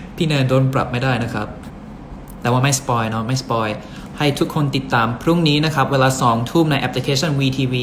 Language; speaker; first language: Thai; early bilingual, other home language; English